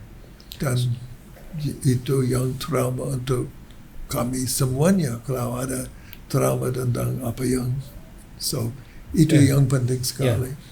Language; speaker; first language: Indonesian; non-native, learner; English